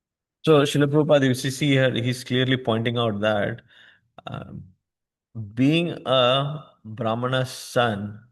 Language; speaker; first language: English; non-native, local second language; Hindi